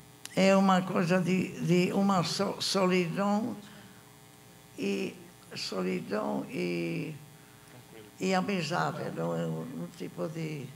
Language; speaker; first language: Portuguese; non-native, fluent; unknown